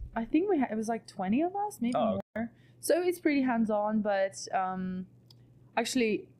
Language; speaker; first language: English; non-native, fluent; Latvian